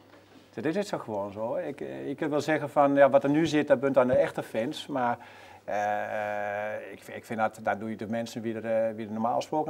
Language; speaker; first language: Dutch; native; Dutch